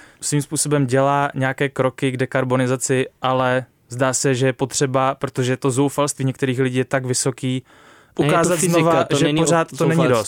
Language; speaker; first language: Czech; native; Czech